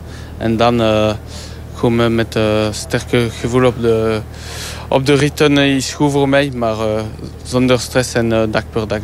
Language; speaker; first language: Dutch; non-native, learner; French